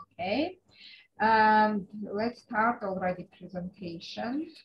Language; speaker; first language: English; non-native, fluent; Russian